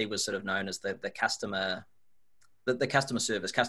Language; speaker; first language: English; native; English